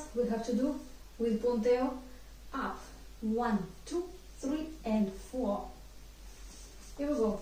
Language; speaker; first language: English; non-native, fluent; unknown